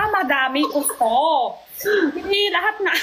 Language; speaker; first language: Filipino; non-native, learner; Chinese